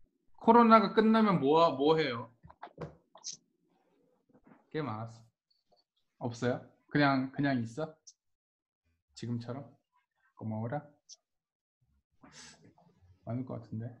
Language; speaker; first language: Korean; non-native, fluent; Spanish